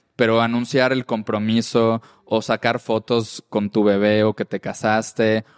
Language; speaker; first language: Spanish; native; Spanish